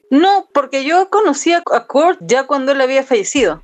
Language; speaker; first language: Spanish; native; Spanish